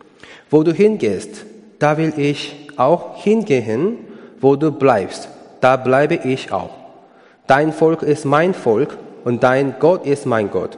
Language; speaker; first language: German; non-native, learner; Korean